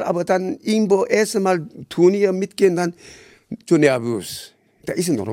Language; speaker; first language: German; non-native, learner; Korean